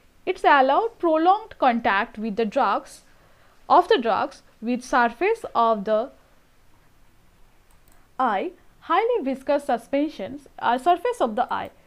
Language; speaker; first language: English; non-native, local second language; Bangla